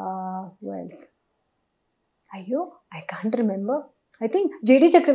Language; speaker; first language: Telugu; non-native, learner; Hindi